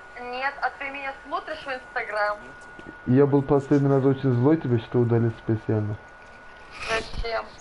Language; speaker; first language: Russian; non-native, learner; Turkish